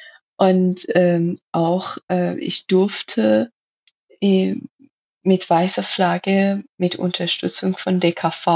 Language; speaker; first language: German; non-native, learner; Persian